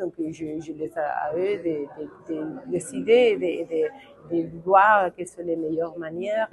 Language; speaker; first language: French; non-native, fluent; Catalan